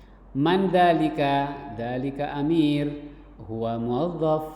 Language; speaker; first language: Arabic; non-native, fluent; Indonesian